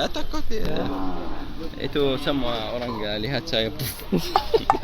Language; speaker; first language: Indonesian; non-native, learner; Arabic